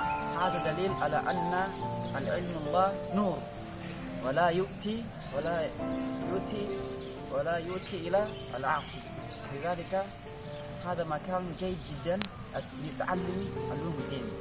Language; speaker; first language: Arabic; non-native, learner; Indonesian